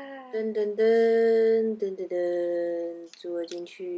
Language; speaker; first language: Chinese; native; Chinese